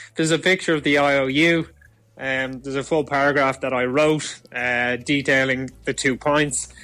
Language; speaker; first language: English; native; English